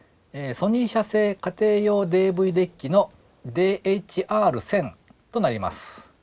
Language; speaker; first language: Japanese; native; Japanese